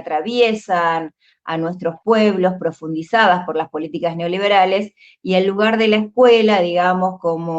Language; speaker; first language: Spanish; native; Spanish